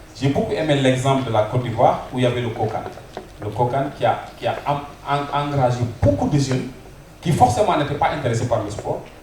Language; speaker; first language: French; non-native, local second language; Wolof